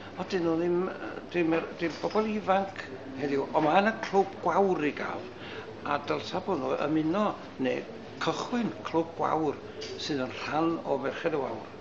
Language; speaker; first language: Welsh; native; Welsh